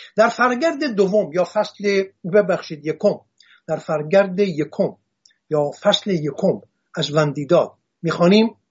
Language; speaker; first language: Persian; non-native, local second language; Assyrian Neo-Aramaic